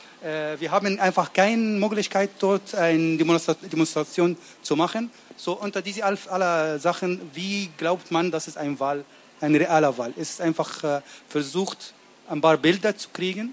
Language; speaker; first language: German; non-native, learner; Arabic